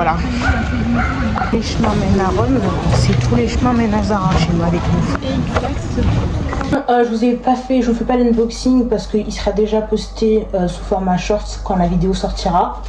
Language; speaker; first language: French; native; French